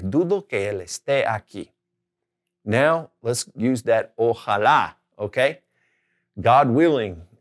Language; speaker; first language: Spanish; non-native, fluent; English